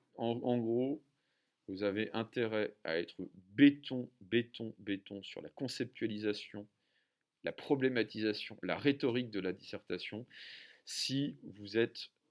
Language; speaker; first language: French; native; French